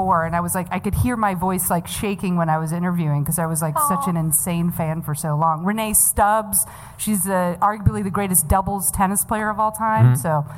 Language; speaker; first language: English; native; English